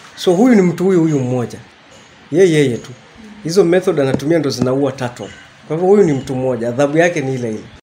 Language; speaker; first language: Swahili; native; Swahili